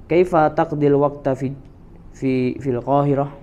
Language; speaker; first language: Arabic; non-native, fluent; Indonesian